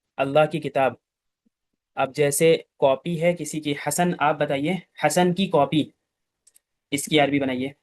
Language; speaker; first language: Urdu; native; Urdu